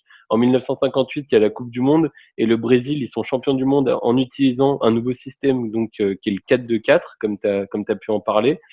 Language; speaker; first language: French; native; French